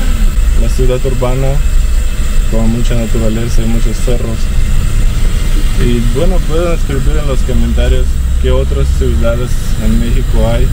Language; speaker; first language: Spanish; non-native, fluent; Russian